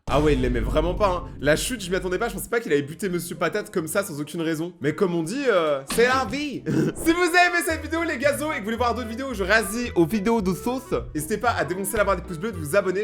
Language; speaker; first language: French; native; French